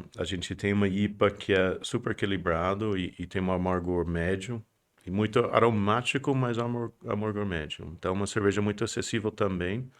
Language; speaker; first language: Portuguese; non-native, fluent; English